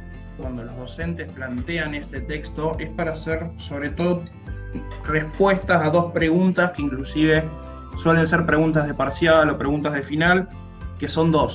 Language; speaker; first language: Spanish; native; Spanish